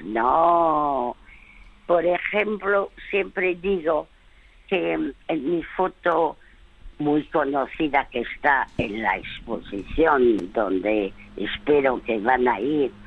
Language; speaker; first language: Spanish; early bilingual, other home language; French